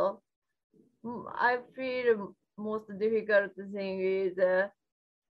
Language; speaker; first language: English; non-native, learner; Japanese